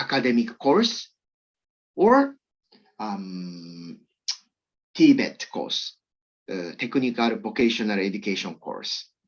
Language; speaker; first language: English; non-native, learner; Japanese